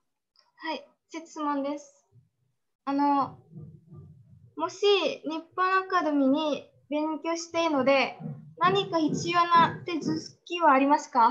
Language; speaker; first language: Japanese; non-native, learner; Indonesian